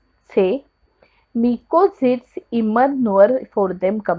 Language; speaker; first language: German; non-native, learner; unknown